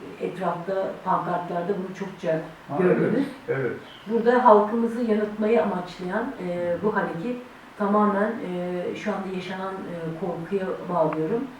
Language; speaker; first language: Turkish; native; Turkish